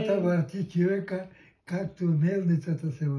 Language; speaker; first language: Bulgarian; non-native, local second language; Turkish